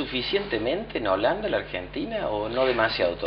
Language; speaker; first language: Spanish; native; Spanish